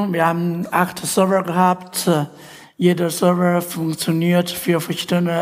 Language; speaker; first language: German; non-native, fluent; Chinese